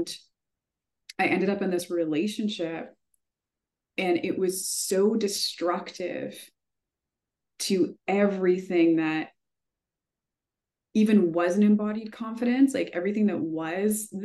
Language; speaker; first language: English; native; English